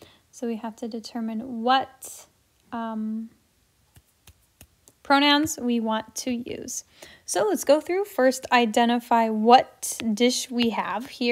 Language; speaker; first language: English; native; English